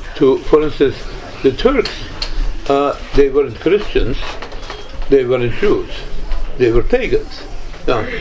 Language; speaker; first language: English; non-native, fluent; Turkish